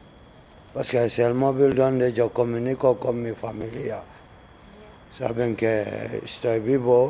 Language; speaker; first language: Spanish; non-native, learner; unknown